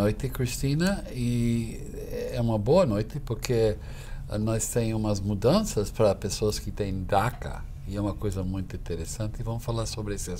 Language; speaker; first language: Portuguese; non-native, fluent; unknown